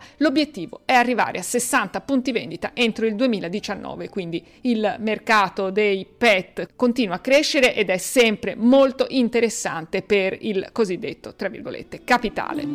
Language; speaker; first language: Italian; native; Italian